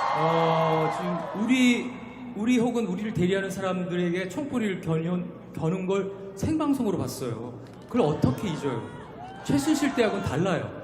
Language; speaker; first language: Korean; native; Korean